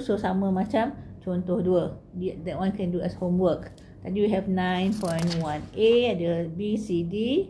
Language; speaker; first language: English; non-native, local second language; Malay